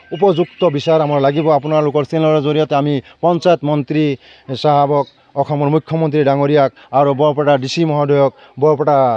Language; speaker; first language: Assamese; non-native, local second language; Bangla